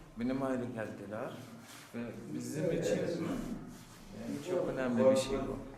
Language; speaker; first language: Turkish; non-native, learner; Arabic